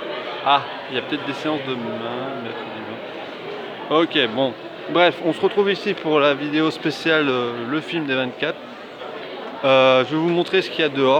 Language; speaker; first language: French; native; French